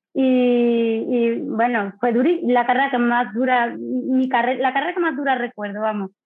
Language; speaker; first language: Spanish; native; Spanish